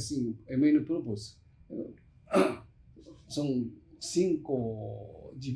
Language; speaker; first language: Portuguese; non-native, learner; Japanese